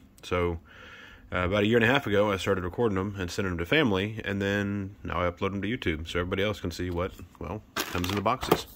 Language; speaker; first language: English; native; English